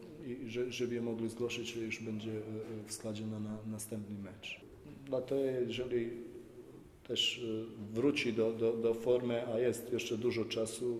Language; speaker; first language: Polish; non-native, fluent; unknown